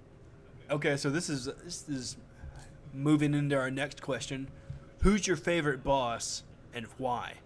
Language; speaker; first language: English; native; English